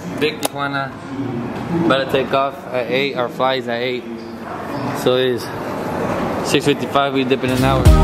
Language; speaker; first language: English; early bilingual, other home language; Spanish